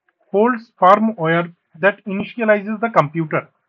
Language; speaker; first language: English; non-native, local second language; Bangla